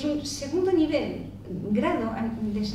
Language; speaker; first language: Spanish; native; Spanish